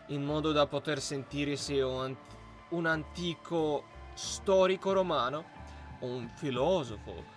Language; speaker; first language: Italian; non-native, learner; Russian